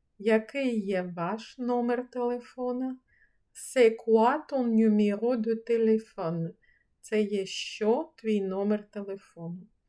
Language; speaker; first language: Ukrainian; native; Ukrainian